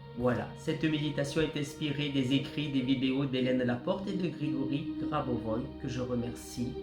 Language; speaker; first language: French; native; French